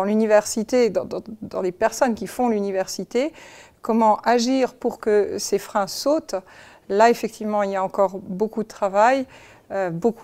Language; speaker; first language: French; native; French